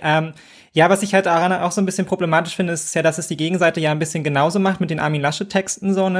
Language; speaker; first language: German; native; German